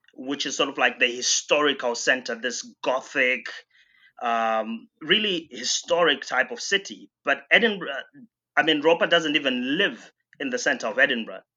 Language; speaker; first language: English; non-native, local second language; Shona